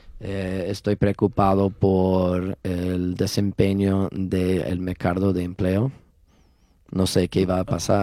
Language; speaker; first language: Spanish; non-native, learner; English